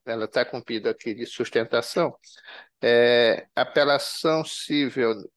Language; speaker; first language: Portuguese; native; Portuguese